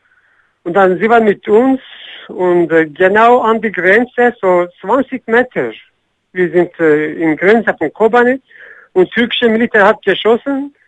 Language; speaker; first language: German; non-native, learner; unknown